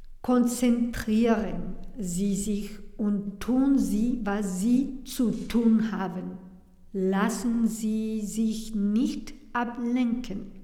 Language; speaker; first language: German; non-native, learner; Spanish